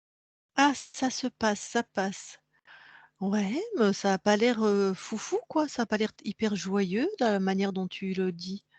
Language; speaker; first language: French; native; French